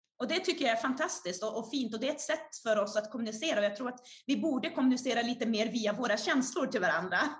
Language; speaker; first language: Swedish; early bilingual, other home language; Portuguese